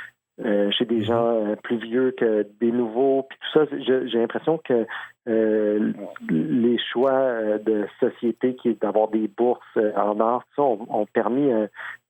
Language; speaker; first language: French; native; French